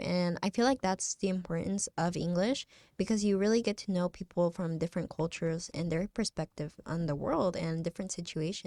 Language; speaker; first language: English; non-native, fluent; Spanish